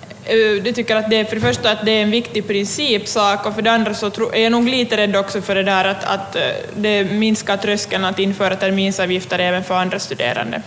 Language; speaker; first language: Swedish; native; Swedish